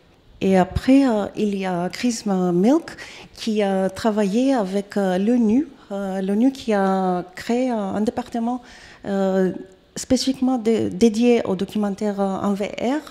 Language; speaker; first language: French; non-native, fluent; Greek